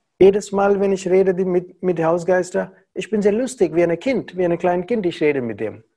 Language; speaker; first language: German; non-native, learner; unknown